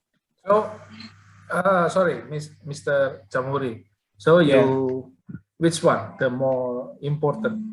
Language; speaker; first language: English; non-native, learner; Indonesian